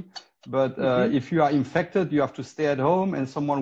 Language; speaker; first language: English; non-native, fluent; Spanish